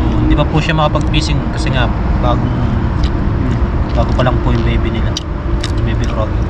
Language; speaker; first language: Filipino; native; Filipino